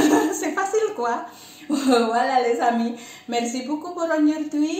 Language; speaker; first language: French; non-native, learner; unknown